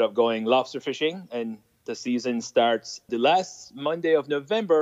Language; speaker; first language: English; non-native, fluent; French